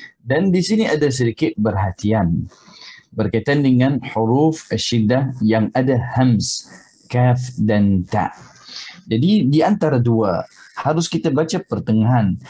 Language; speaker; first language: Malay; non-native, fluent; Arabic